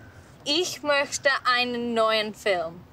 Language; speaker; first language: German; non-native, learner; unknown